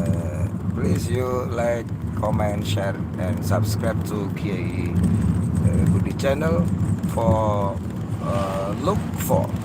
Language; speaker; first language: English; non-native, learner; Indonesian